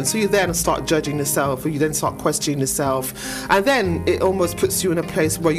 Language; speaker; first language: English; native; English